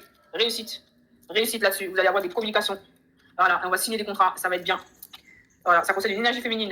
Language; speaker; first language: French; native; French